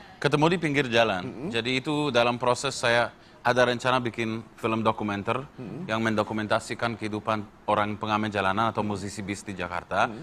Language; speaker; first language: Indonesian; non-native, fluent; English